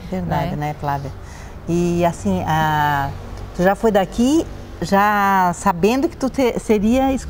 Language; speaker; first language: Portuguese; native; Portuguese